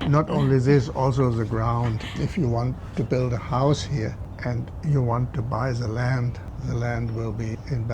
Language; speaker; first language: English; non-native, fluent; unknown